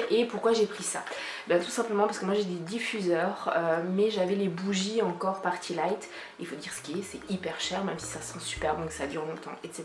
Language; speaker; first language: French; native; French